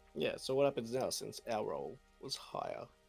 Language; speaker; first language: English; native; English